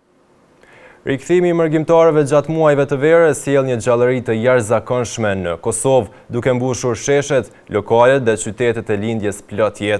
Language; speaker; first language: Albanian; native; Albanian